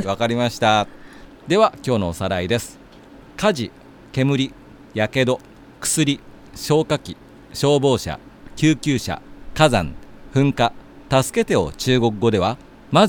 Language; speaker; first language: Japanese; native; Japanese